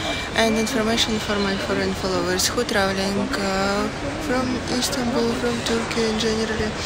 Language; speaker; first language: English; non-native, learner; Russian